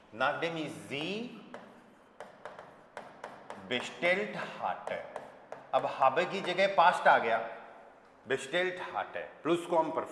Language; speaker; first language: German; non-native, fluent; Hindi